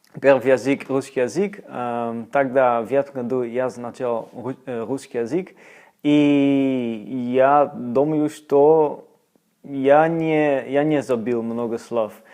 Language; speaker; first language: Russian; non-native, learner; Dutch